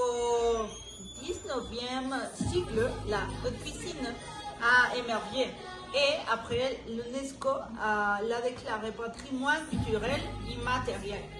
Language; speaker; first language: French; non-native, learner; Spanish